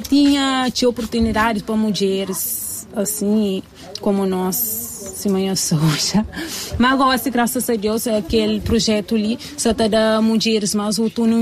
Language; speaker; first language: Portuguese; non-native, local second language; Kabuverdianu